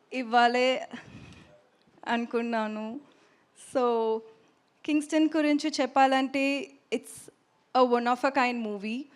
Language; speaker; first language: Telugu; non-native, learner; Tamil